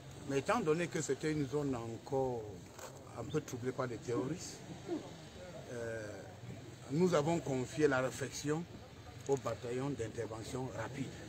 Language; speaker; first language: French; non-native, local second language; English